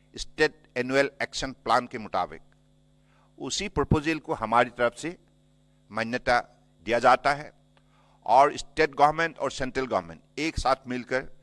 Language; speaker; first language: Hindi; non-native, local second language; Assamese